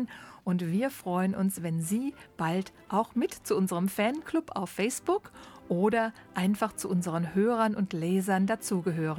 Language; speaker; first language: German; native; German